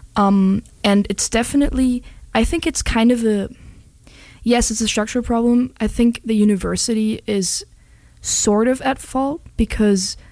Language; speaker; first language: English; non-native, fluent; German